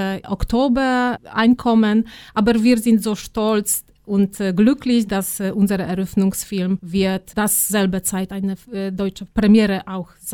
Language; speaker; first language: German; non-native, fluent; Polish